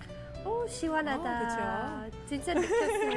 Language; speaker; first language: Korean; non-native, fluent; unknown